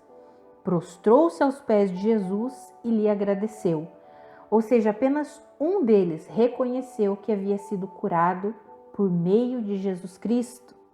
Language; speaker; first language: Portuguese; native; Portuguese